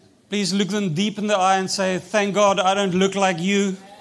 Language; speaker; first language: English; non-native, fluent; Afrikaans